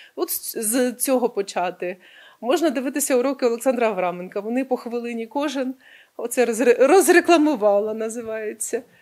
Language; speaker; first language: Ukrainian; non-native, local second language; Russian